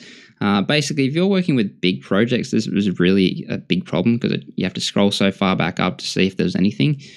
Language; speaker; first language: English; native; English